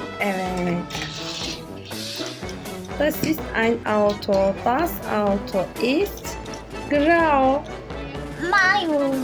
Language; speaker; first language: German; non-native, learner; Turkish